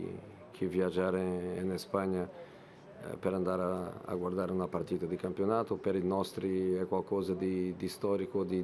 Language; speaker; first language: Italian; non-native, fluent; Portuguese